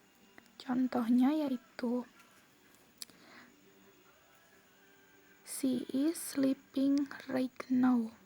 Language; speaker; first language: English; non-native, learner; Indonesian